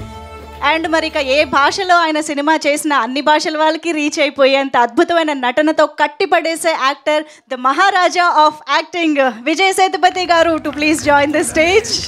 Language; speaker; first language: Telugu; native; Telugu